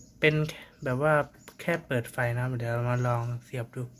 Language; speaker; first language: Thai; native; Thai